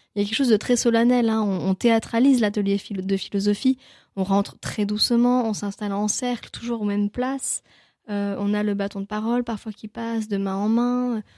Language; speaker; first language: French; native; French